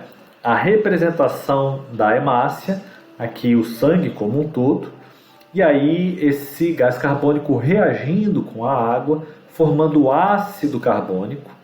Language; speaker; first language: Portuguese; native; Portuguese